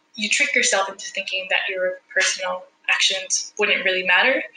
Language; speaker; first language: English; non-native, fluent; Spanish